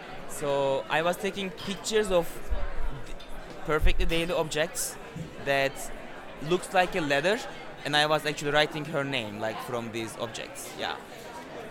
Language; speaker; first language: English; non-native, fluent; Turkish